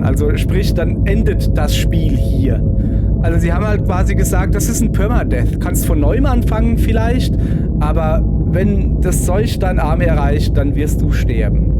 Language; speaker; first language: German; native; German